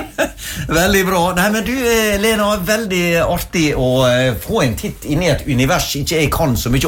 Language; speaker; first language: Norwegian; native; Norwegian